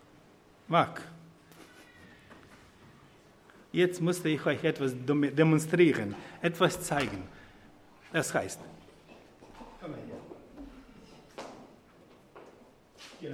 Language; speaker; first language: German; non-native, fluent; Croatian